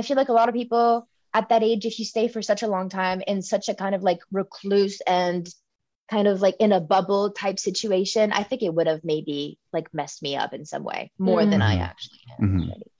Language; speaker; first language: English; native; English